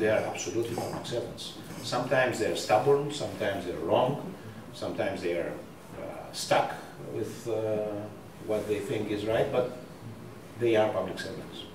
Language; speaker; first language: English; non-native, fluent; Greek